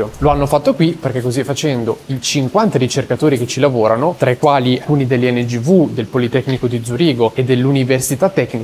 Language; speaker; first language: Italian; native; Italian